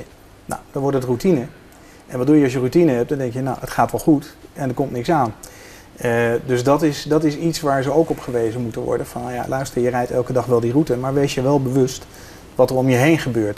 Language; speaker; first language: Dutch; native; Dutch